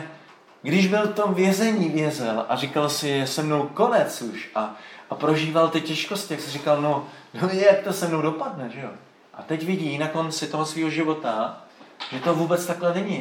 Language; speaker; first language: Czech; native; Czech